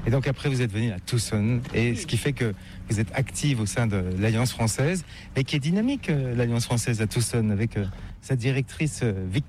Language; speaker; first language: French; native; French